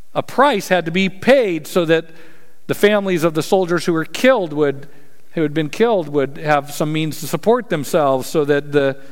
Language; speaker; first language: English; native; English